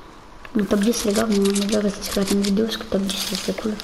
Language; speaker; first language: French; native; French